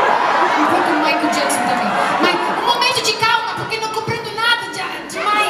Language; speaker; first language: Portuguese; non-native, learner; Italian